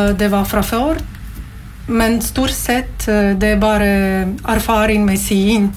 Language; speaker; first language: Norwegian; non-native, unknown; Russian